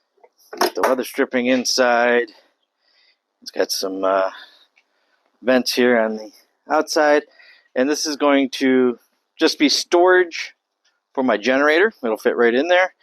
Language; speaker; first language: English; native; English